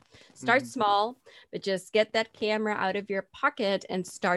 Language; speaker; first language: English; non-native, fluent; Dutch